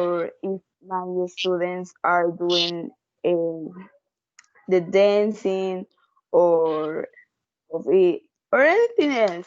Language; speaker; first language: English; non-native, learner; Spanish